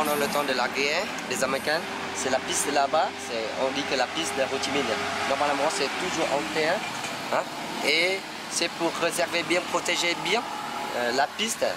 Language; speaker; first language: French; non-native, learner; Vietnamese